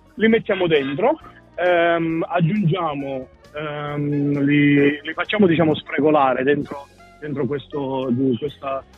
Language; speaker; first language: Italian; native; Italian